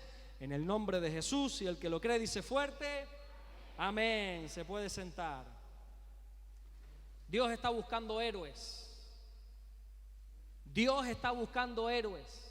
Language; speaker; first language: Spanish; native; Spanish